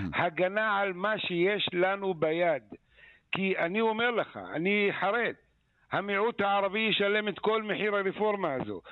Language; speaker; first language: Hebrew; non-native, local second language; Arabic